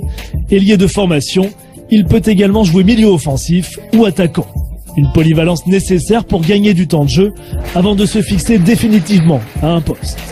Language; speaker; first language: French; native; French